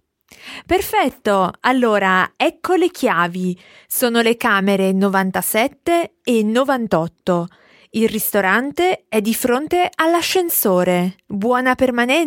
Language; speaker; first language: Italian; non-native, fluent; English